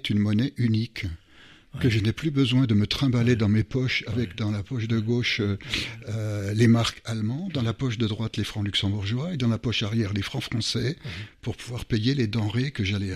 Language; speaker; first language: French; non-native, local second language; Luxembourgish